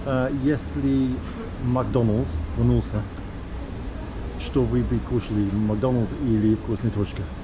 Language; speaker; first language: Russian; non-native, learner; English